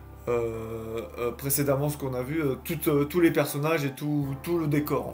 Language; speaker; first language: French; native; French